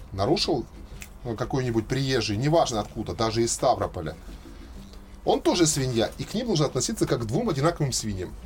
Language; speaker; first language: Russian; native; Russian